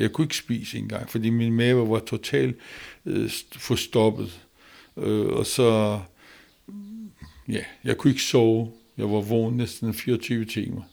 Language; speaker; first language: Danish; non-native, learner; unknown